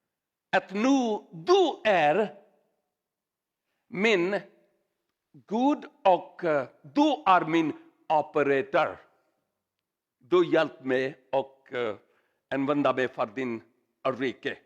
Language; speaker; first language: Swedish; non-native, learner; Urdu